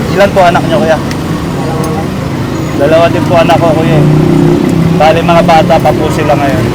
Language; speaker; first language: Filipino; native; Filipino